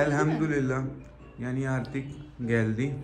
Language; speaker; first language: Turkish; non-native, learner; Urdu